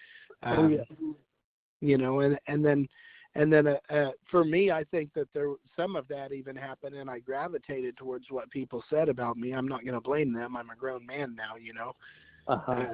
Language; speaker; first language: English; native; English